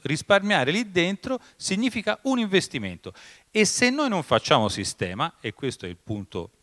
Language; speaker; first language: Italian; native; Italian